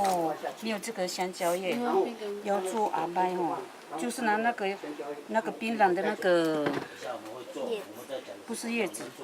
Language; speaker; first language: Chinese; non-native, local second language; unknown